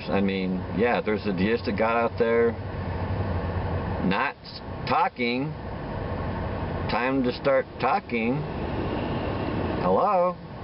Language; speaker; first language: English; native; English